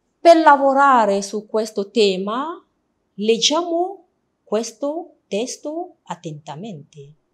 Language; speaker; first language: Italian; non-native, fluent; French